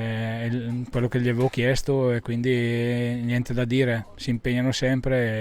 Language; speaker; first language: Italian; native; Italian